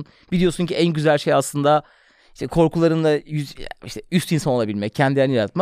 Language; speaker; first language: Turkish; native; Turkish